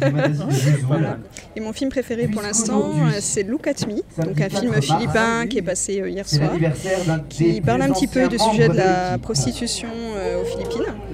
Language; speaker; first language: French; native; French